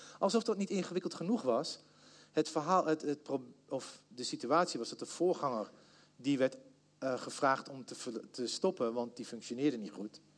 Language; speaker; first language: Dutch; native; Dutch